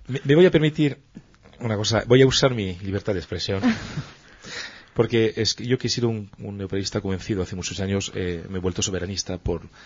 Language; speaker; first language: Spanish; non-native, fluent; French